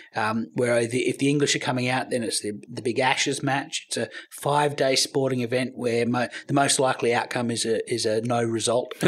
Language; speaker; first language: English; native; English